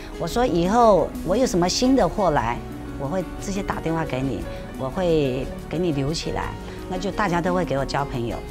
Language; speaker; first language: Chinese; non-native, local second language; Hakka Chinese